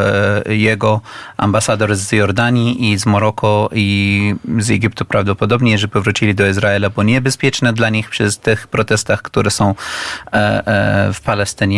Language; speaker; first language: Polish; non-native, fluent; Arabic